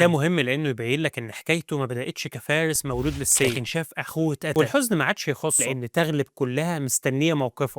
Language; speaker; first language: Arabic; native; Arabic